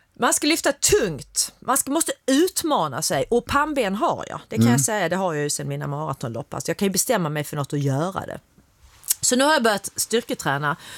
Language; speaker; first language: Swedish; native; Swedish